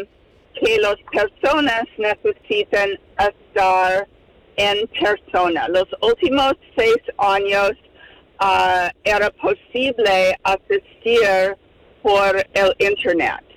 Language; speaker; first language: Spanish; non-native, fluent; English